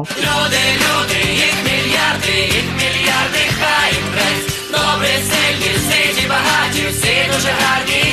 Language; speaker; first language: Ukrainian; native; Ukrainian